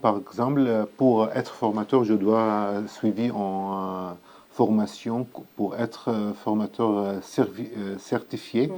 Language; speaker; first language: French; non-native, learner; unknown